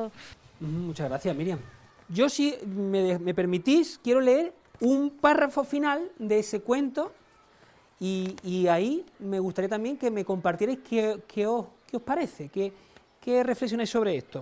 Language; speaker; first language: Spanish; native; Spanish